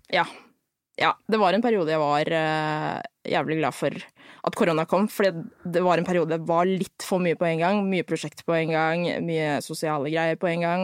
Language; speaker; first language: Norwegian; early bilingual, other home language; Filipino